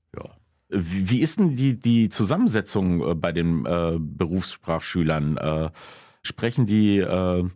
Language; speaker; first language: German; early bilingual, other home language; Polish